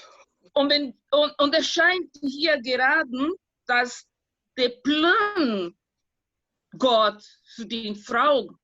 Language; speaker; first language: German; non-native, fluent; Portuguese